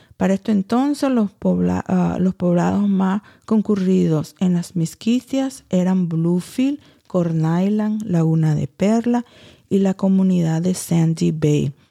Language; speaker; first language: Spanish; early bilingual, heritage; Spanish